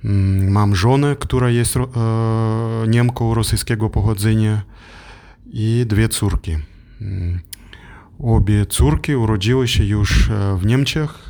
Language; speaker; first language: Polish; non-native, learner; German